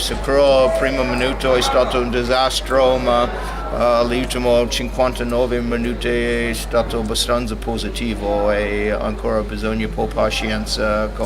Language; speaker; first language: Italian; non-native, learner; English